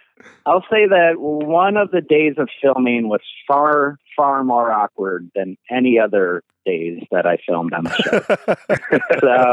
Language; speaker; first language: English; native; English